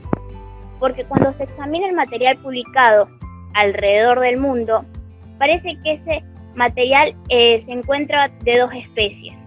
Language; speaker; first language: Spanish; native; Spanish